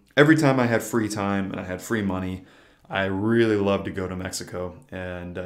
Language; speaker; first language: English; native; English